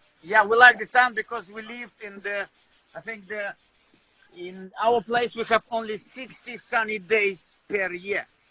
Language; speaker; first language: English; non-native, fluent; Russian